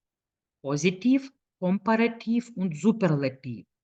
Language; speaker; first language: German; non-native, fluent; Lithuanian